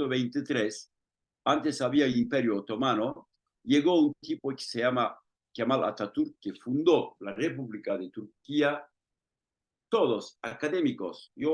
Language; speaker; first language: Spanish; non-native, fluent; Turkish